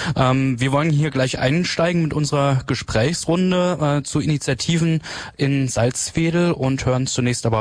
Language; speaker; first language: German; native; German